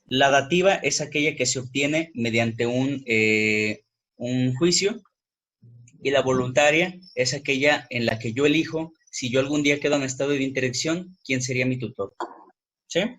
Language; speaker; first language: Spanish; native; Spanish